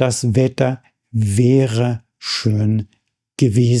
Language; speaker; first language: German; non-native, fluent; English